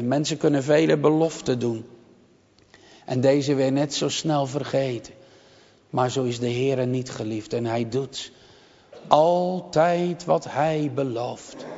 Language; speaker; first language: Dutch; native; Dutch